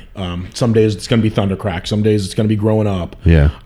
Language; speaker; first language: English; native; English